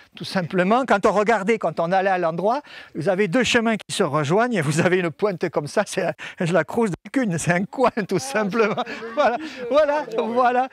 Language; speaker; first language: French; native; French